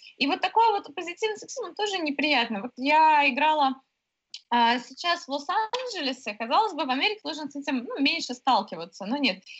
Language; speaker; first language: Russian; native; Russian